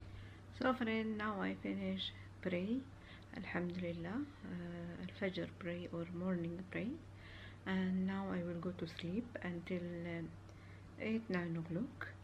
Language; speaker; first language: English; non-native, learner; Urdu